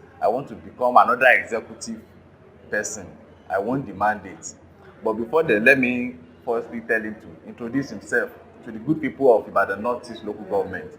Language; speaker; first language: English; non-native, local second language; Yoruba